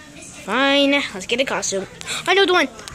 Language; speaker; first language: English; native; English